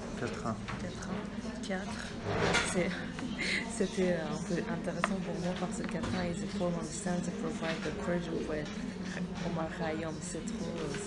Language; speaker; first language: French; non-native, learner; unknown